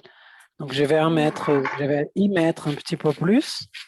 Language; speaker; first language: French; non-native, fluent; Portuguese